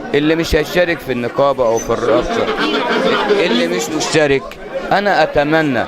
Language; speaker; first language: Arabic; native; Arabic